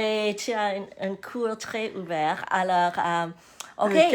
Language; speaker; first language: French; non-native, learner; English